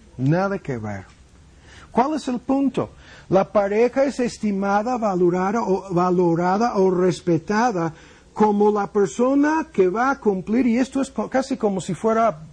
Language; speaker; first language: Spanish; non-native, fluent; English